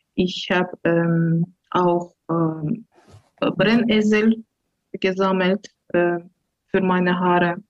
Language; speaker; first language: German; non-native, learner; Azerbaijani